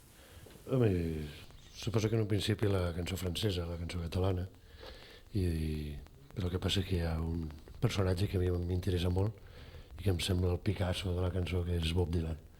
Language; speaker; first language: Catalan; native; Catalan